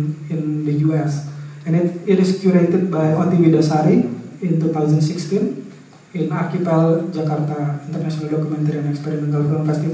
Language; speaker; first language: English; non-native, fluent; Indonesian